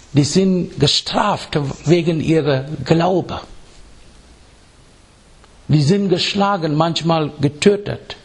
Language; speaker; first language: German; non-native, fluent; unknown